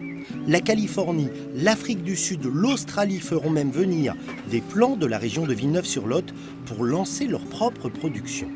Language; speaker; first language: French; native; French